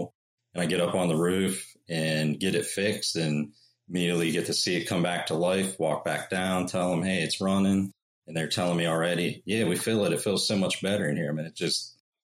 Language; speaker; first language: English; native; English